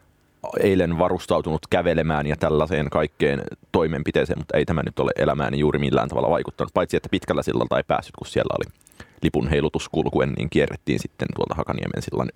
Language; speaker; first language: Finnish; native; Finnish